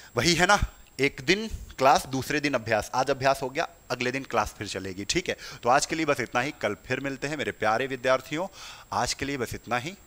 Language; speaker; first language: Hindi; native; Hindi